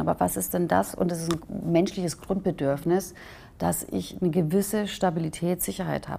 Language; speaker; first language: German; native; German